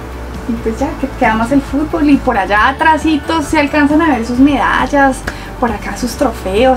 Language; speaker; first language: Spanish; native; Spanish